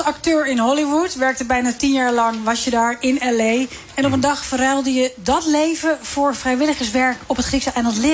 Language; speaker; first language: Dutch; native; Dutch